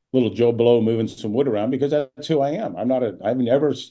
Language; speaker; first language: English; native; English